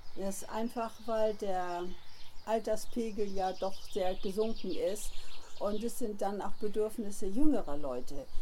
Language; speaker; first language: German; native; German